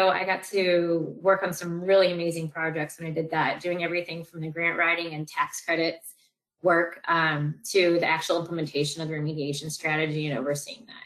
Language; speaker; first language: English; native; English